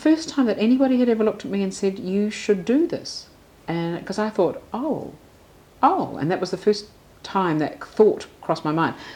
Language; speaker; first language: English; native; English